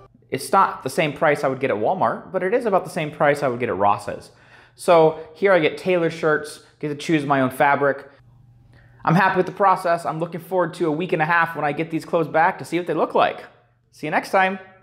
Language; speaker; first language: English; native; English